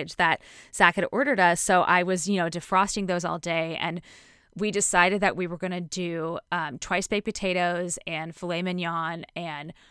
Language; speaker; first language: English; native; English